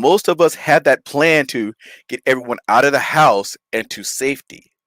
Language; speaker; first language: English; native; English